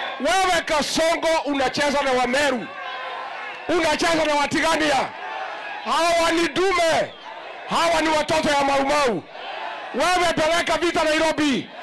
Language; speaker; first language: Swahili; non-native, local second language; Kikuyu